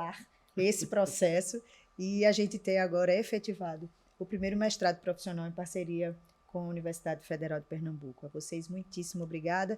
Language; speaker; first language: Portuguese; native; Portuguese